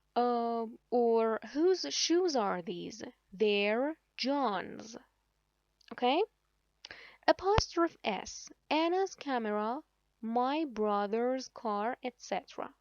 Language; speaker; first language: English; non-native, fluent; Persian